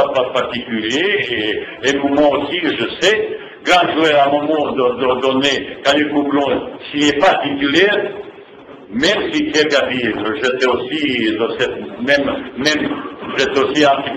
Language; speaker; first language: French; non-native, fluent; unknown